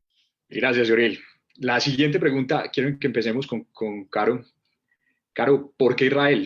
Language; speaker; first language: Spanish; native; Spanish